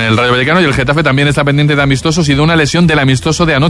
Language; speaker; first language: Spanish; native; Spanish